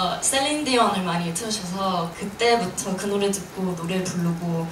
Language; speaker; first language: Korean; early bilingual, heritage; Korean